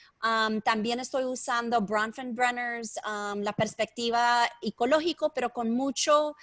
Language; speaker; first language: Spanish; early bilingual, heritage; Spanish